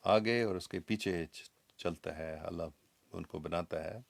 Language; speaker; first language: Urdu; non-native, fluent; English